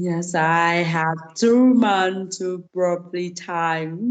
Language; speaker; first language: English; non-native, learner; Vietnamese